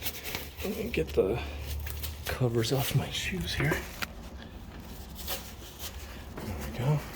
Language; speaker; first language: English; native; English